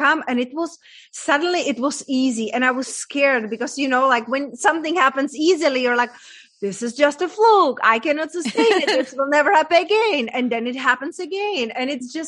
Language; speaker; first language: English; non-native, fluent; Czech